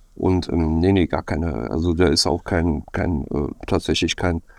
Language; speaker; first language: German; native; German